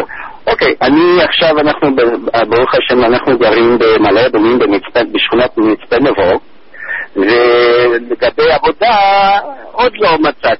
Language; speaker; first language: Hebrew; non-native, fluent; English